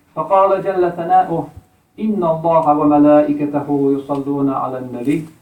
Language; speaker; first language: Arabic; non-native, fluent; English